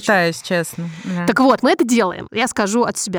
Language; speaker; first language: Russian; native; Russian